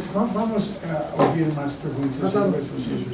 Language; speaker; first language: Portuguese; non-native, fluent; Spanish